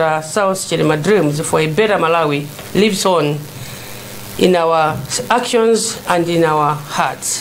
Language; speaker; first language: English; non-native, local second language; Nyanja